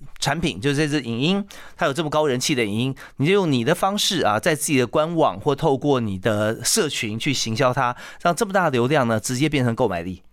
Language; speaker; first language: Chinese; native; Chinese